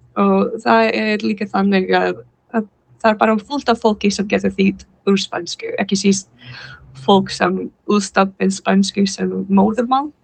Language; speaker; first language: Icelandic; non-native, fluent; English